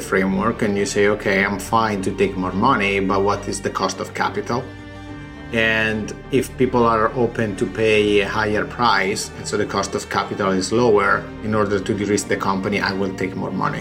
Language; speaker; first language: English; non-native, fluent; Italian